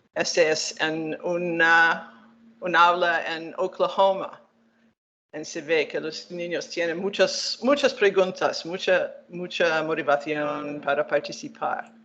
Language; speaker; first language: Spanish; non-native, learner; English